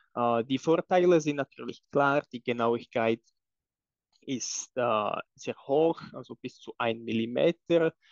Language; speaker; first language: German; non-native, fluent; Czech